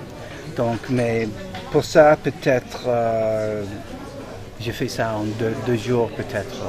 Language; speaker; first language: French; non-native, learner; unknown